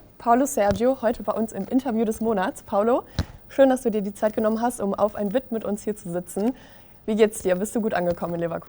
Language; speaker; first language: German; native; German